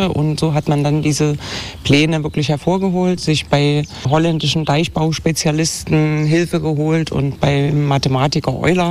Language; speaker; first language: German; native; German